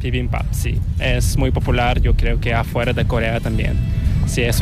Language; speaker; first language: Spanish; non-native, fluent; Korean